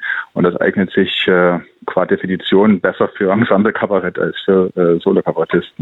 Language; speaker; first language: German; native; German